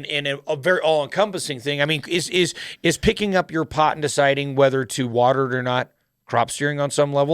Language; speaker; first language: English; native; English